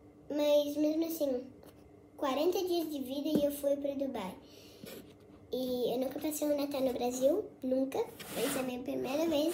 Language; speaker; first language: Portuguese; early bilingual, heritage; Portuguese